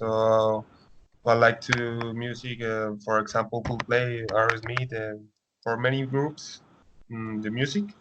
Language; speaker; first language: English; non-native, learner; Spanish